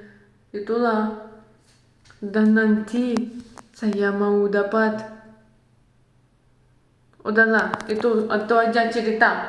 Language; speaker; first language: Indonesian; non-native, learner; Russian